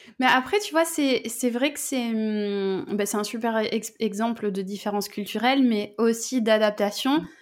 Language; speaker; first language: French; native; French